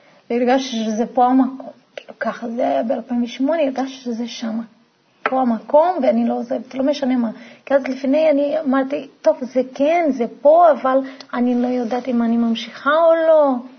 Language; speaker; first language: Hebrew; non-native, fluent; Portuguese